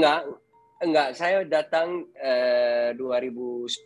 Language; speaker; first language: Indonesian; non-native, fluent; Dutch